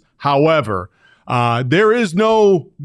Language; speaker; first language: English; native; English